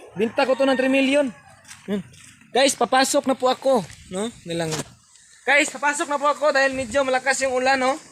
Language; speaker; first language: Filipino; non-native, local second language; Cebuano